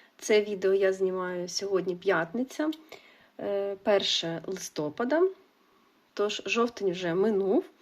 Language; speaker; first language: Ukrainian; non-native, local second language; Russian